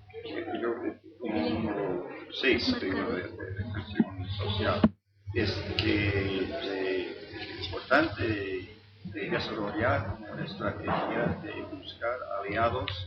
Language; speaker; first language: Spanish; non-native, fluent; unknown